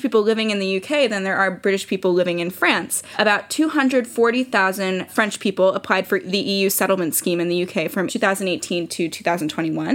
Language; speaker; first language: English; native; English